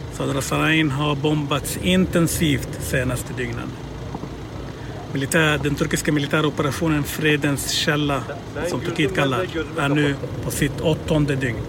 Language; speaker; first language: Swedish; non-native, fluent; Arabic